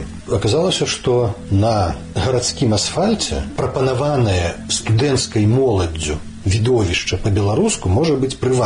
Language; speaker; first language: Belarusian; native; Belarusian